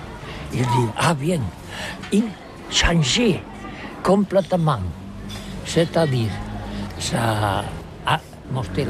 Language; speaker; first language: French; non-native, learner; Catalan